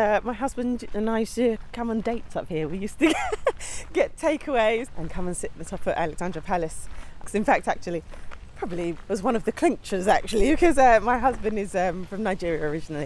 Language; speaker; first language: English; native; English